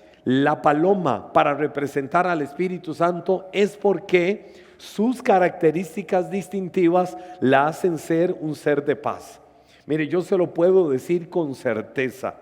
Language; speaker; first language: Spanish; native; Spanish